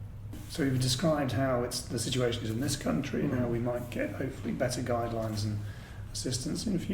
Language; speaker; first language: English; native; English